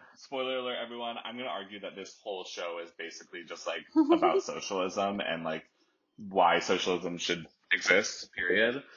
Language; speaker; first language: English; native; English